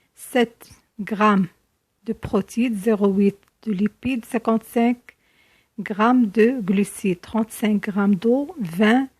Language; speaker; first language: French; non-native, local second language; Arabic